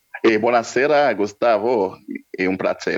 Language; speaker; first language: Italian; non-native, learner; French